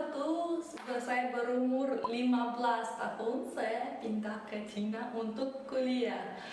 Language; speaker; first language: Indonesian; early bilingual, other home language; Russian